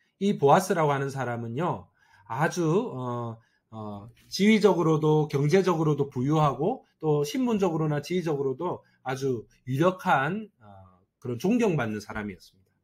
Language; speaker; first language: Korean; native; Korean